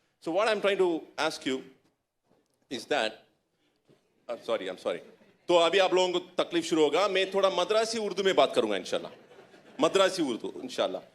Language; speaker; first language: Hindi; non-native, local second language; Tamil